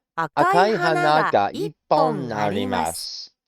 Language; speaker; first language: Japanese; non-native, learner; English